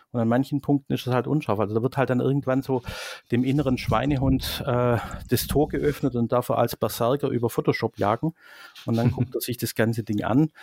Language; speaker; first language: German; native; German